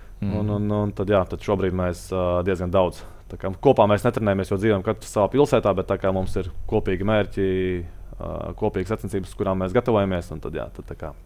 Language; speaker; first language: Latvian; native; Latvian